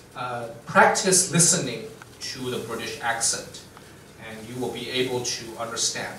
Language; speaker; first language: English; non-native, fluent; Chinese